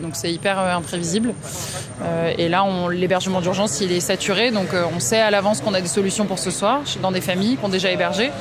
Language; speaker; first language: French; native; French